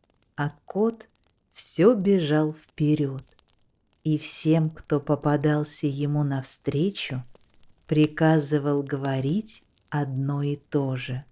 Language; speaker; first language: Russian; native; Russian